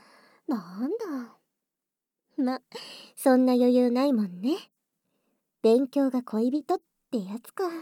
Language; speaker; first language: Japanese; native; Japanese